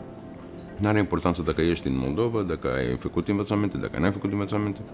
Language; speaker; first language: Romanian; non-native, learner; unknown